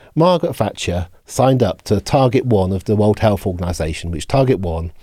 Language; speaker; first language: English; native; English